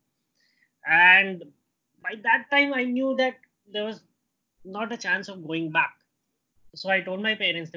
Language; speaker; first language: English; non-native, local second language; Hindi